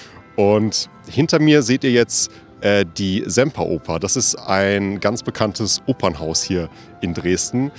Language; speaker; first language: German; native; German